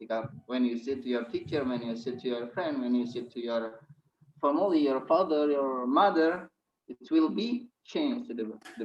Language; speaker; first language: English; non-native, fluent; Indonesian